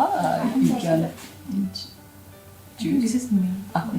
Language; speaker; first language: English; non-native, learner; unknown